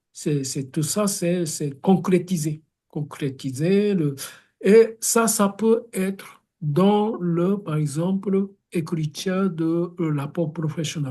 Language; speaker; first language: French; non-native, fluent; Japanese